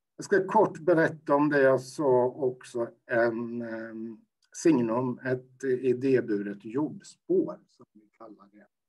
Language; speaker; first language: Swedish; native; Swedish